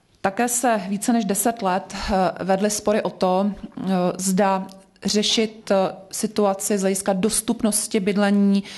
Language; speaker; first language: Czech; native; Czech